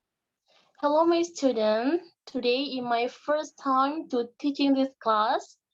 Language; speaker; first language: English; non-native, learner; Indonesian